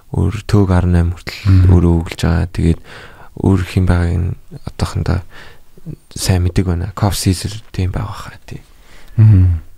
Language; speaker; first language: Mongolian; native; Mongolian